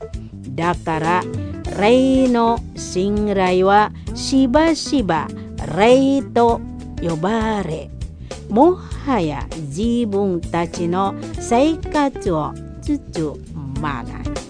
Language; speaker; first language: Japanese; non-native, learner; Indonesian